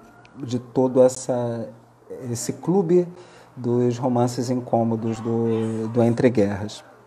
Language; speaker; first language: Portuguese; native; Portuguese